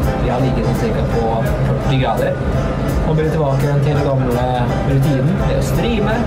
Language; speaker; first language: Norwegian; native; Norwegian